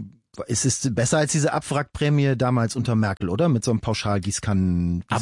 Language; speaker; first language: German; native; German